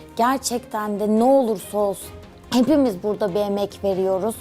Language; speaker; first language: Turkish; native; Turkish